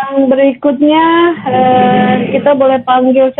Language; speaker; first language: Indonesian; native; Indonesian